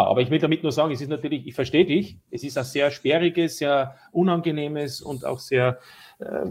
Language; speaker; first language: German; native; German